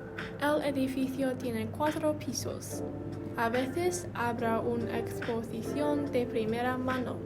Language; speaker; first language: Spanish; non-native, learner; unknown